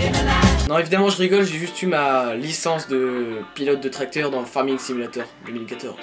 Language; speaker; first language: French; native; French